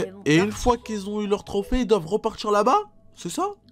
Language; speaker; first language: French; native; French